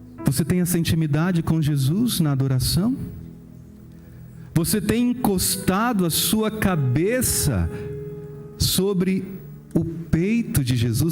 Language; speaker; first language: Portuguese; native; Portuguese